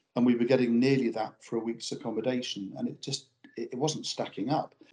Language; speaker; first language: English; native; English